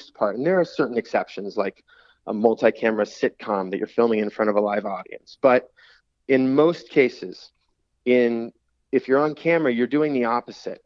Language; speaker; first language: English; native; English